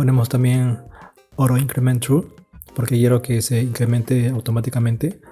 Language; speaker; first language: Spanish; native; Spanish